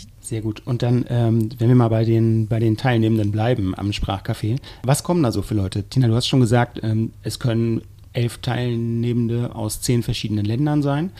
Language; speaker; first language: German; native; German